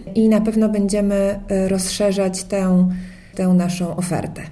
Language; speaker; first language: Polish; native; Polish